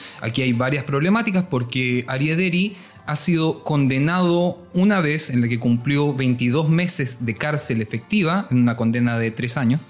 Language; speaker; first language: Spanish; native; Spanish